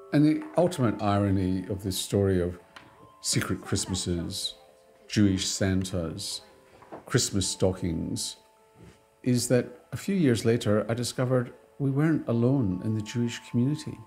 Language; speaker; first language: English; native; English